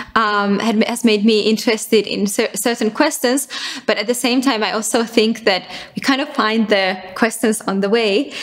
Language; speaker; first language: English; non-native, fluent; Finnish